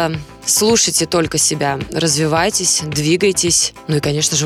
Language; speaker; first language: Russian; native; Russian